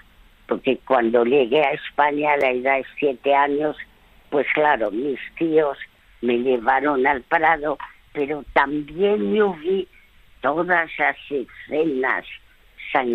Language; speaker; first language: Spanish; early bilingual, other home language; French